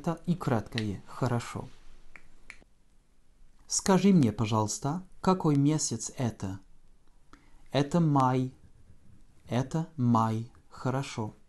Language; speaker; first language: Russian; non-native, fluent; French